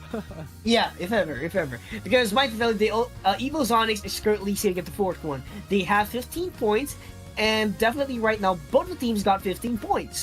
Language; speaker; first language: English; non-native, local second language; Filipino